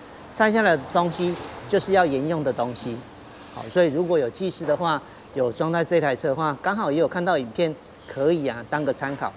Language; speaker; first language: Chinese; native; Chinese